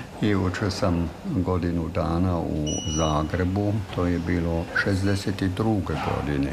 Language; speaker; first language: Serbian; non-native, fluent; German